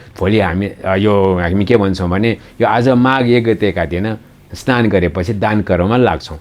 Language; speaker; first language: Nepali; non-native, local second language; Newari